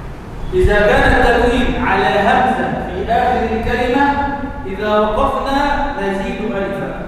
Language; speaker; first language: Arabic; native; Arabic